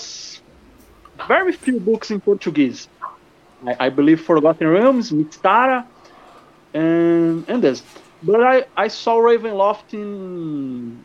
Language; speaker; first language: English; non-native, fluent; Portuguese